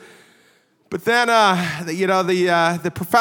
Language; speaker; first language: English; native; English